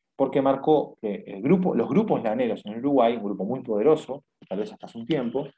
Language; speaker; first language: Spanish; native; Spanish